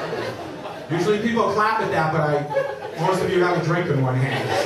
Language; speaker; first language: English; native; English